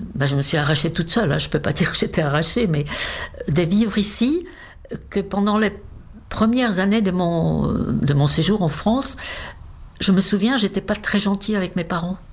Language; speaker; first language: French; non-native, fluent; Czech